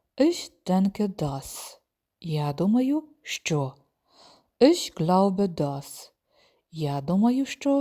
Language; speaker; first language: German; non-native, fluent; Ukrainian